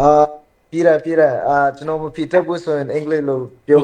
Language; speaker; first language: Burmese; early bilingual, heritage; Burmese